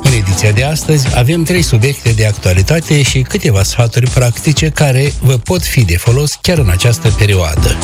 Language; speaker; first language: Romanian; native; Romanian